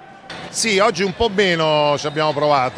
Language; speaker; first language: Italian; native; Italian